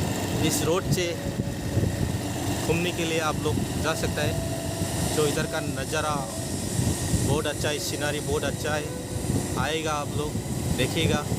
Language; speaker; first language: Hindi; non-native, local second language; Bodo